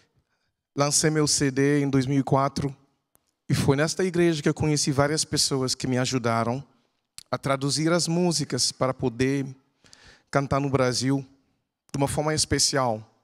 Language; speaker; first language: Portuguese; non-native, fluent; English